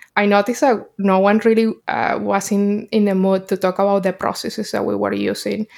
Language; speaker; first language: English; non-native, fluent; Spanish